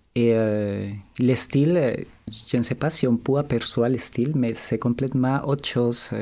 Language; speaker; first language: French; non-native, learner; Spanish